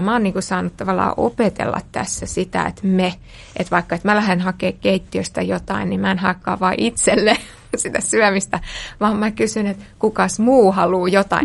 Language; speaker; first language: Finnish; native; Finnish